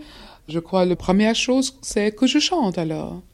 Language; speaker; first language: French; non-native, fluent; English